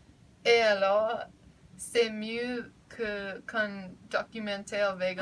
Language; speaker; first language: French; non-native, learner; English